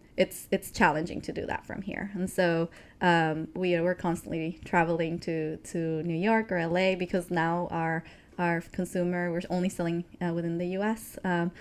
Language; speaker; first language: English; non-native, fluent; Spanish